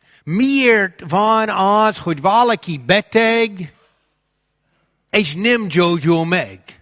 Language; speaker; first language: Hungarian; non-native, fluent; English